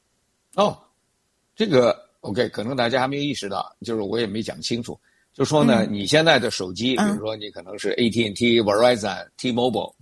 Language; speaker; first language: Chinese; native; Chinese